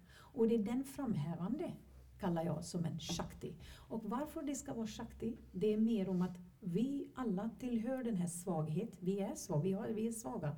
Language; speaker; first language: Swedish; non-native, fluent; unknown